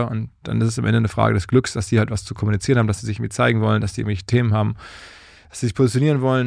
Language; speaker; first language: German; native; German